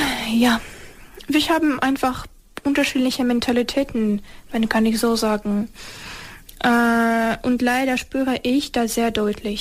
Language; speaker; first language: German; non-native, fluent; Ukrainian